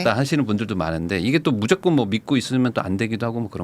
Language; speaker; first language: Korean; native; Korean